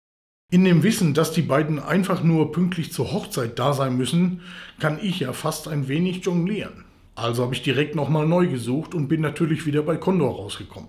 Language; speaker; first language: German; native; German